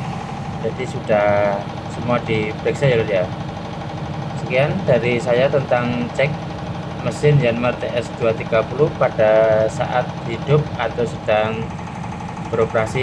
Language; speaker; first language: Indonesian; non-native, local second language; Javanese